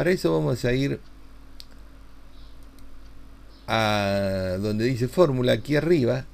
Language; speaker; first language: Spanish; native; Spanish